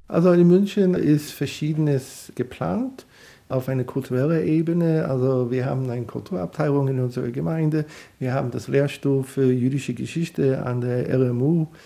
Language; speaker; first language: German; non-native, fluent; English